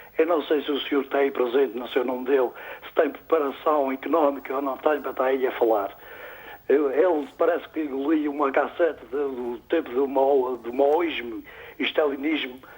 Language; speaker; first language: Portuguese; native; Portuguese